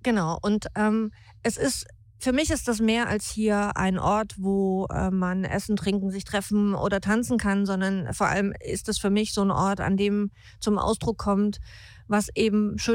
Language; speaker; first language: German; native; German